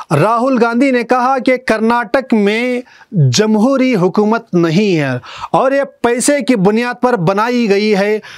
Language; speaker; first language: Urdu; native; Urdu